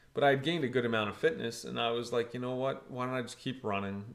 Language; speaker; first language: English; early bilingual, other home language; Portuguese